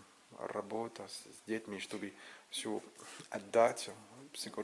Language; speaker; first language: Russian; non-native, learner; French